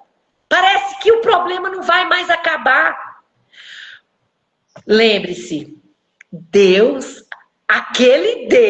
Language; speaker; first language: Portuguese; native; Portuguese